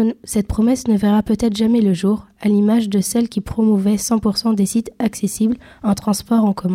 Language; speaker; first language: French; native; French